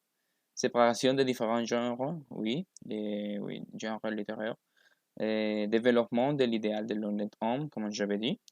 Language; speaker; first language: French; non-native, learner; Spanish